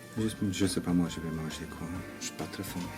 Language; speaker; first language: French; non-native, learner; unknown